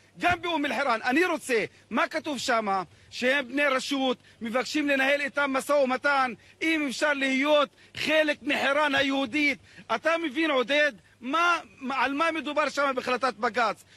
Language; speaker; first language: Hebrew; non-native, local second language; Arabic